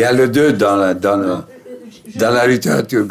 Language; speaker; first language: French; non-native, fluent; Greek